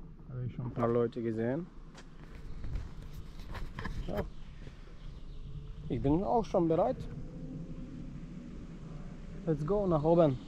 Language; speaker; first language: German; non-native, fluent; Polish